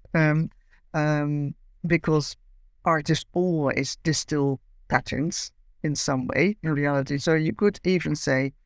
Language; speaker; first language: English; non-native, fluent; Dutch